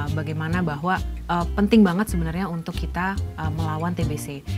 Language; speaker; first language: Indonesian; native; Indonesian